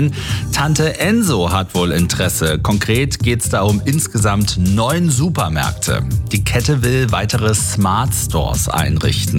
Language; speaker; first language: German; native; German